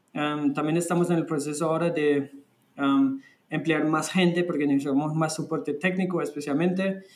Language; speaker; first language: Spanish; non-native, fluent; German